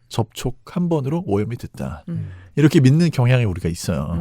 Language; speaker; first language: Korean; native; Korean